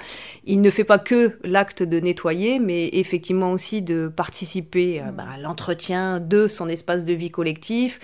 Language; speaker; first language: French; native; French